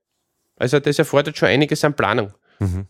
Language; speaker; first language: German; native; German